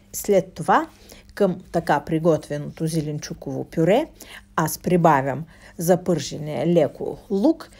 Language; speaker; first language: Bulgarian; non-native, fluent; Russian